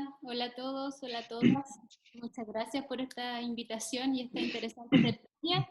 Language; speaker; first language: Spanish; native; Spanish